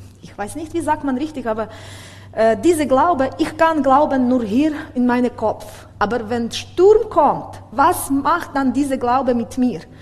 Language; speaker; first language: German; non-native, learner; Ukrainian